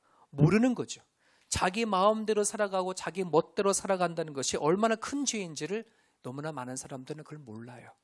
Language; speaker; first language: Korean; native; Korean